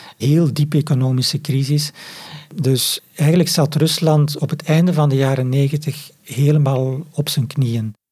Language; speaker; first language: Dutch; native; Dutch